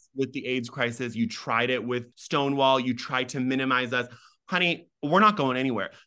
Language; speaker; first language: English; early bilingual, other home language; Persian